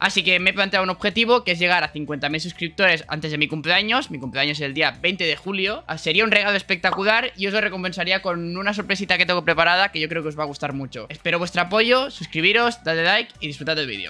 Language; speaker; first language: Spanish; native; Spanish